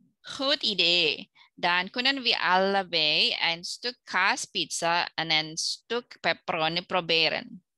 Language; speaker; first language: Dutch; non-native, learner; Indonesian